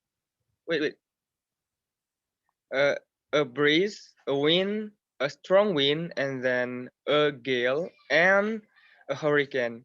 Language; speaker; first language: English; non-native, learner; Indonesian